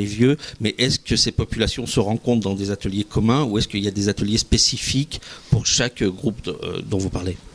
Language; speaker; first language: French; native; French